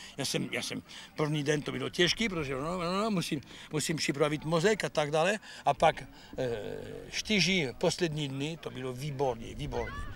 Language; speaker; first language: Czech; non-native, fluent; French